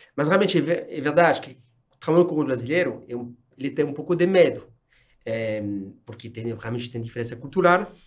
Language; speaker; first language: Portuguese; non-native, fluent; French